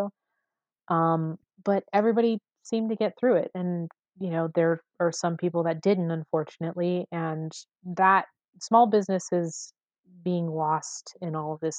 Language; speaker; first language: English; native; English